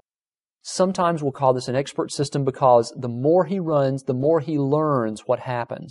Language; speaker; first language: English; native; English